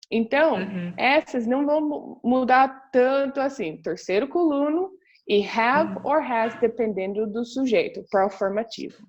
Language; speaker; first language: Portuguese; non-native, fluent; English